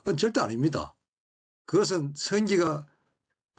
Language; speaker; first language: Korean; native; Korean